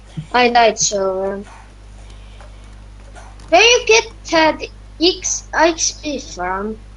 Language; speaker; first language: English; non-native, learner; Estonian